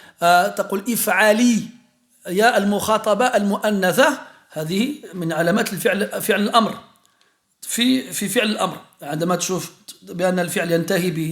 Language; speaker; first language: Arabic; early bilingual, heritage; French